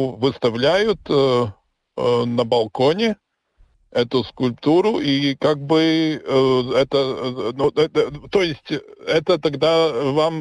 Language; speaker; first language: Russian; non-native, local second language; Latvian